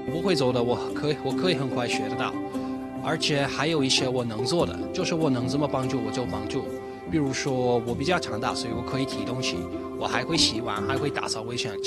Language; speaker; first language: Chinese; non-native, fluent; English